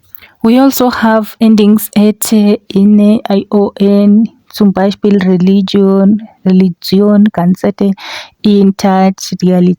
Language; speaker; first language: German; non-native, fluent; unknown